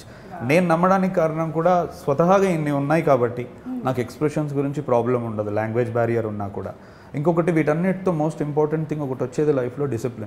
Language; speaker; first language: Telugu; native; Telugu